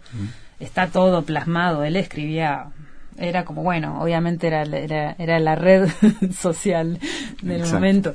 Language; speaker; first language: Spanish; native; Spanish